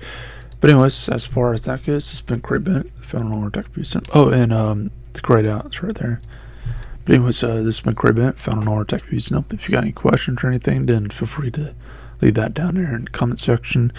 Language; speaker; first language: English; native; English